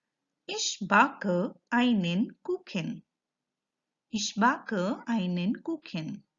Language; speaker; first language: German; non-native, fluent; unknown